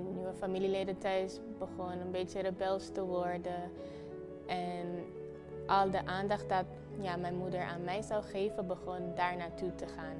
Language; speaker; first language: Dutch; non-native, fluent; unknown